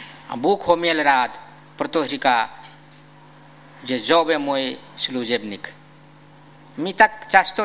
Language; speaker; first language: Czech; non-native, fluent; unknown